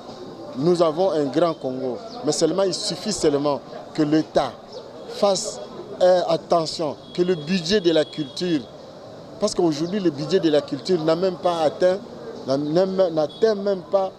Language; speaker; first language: French; non-native, local second language; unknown